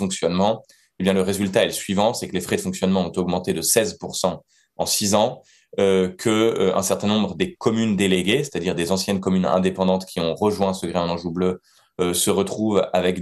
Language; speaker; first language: French; native; French